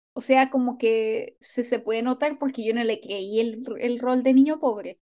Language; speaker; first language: Spanish; native; Spanish